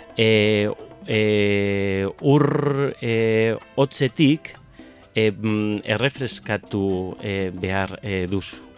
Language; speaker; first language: Basque; non-native, local second language; Spanish